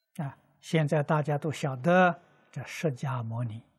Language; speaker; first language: Chinese; native; Chinese